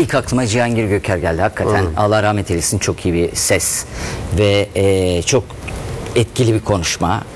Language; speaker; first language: Turkish; native; Turkish